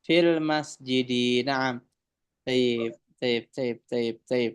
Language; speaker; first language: Arabic; non-native, fluent; Indonesian